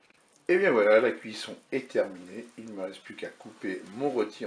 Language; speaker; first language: French; native; French